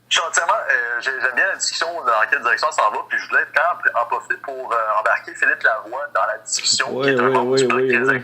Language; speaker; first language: French; native; French